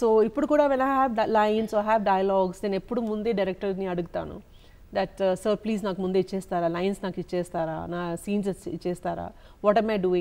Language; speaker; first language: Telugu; non-native, local second language; Malayalam